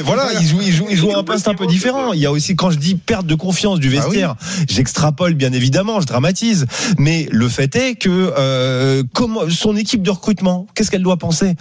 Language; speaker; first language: French; native; French